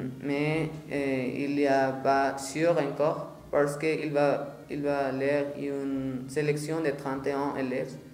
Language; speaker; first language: French; non-native, learner; Spanish